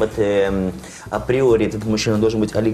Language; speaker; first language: Russian; native; Russian